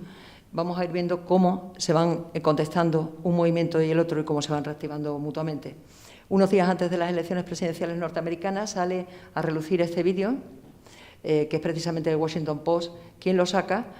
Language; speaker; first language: Spanish; native; Spanish